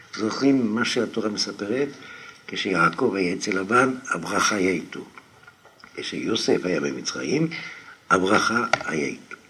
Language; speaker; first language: Hebrew; non-native, fluent; French